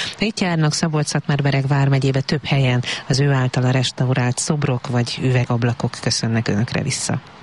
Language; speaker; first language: Hungarian; native; Hungarian